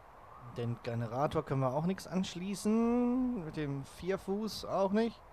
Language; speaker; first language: German; native; German